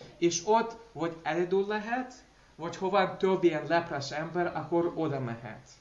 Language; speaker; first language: Hungarian; non-native, learner; Russian